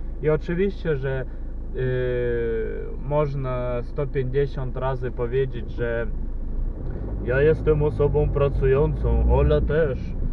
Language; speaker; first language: Polish; non-native, fluent; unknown